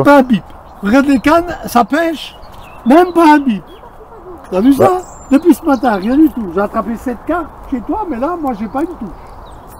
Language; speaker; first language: French; native; French